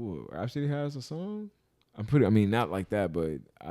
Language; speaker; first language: English; native; English